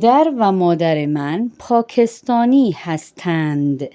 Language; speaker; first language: Persian; non-native, fluent; Urdu